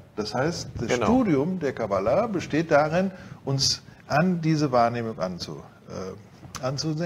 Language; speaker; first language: German; native; German